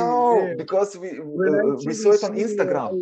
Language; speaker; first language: English; non-native, fluent; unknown